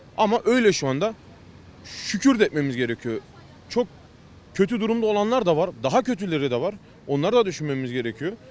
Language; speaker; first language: Turkish; early bilingual, heritage; Turkish